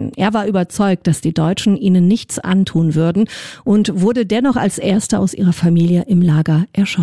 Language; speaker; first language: German; native; German